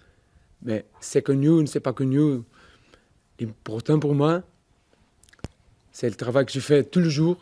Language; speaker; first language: French; non-native, fluent; Portuguese